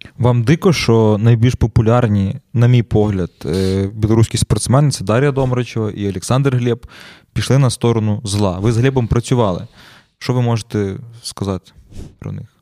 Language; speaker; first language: Ukrainian; native; Ukrainian